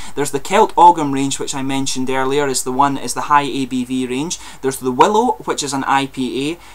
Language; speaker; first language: English; native; English